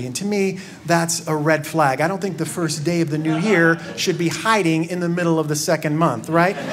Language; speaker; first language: English; native; English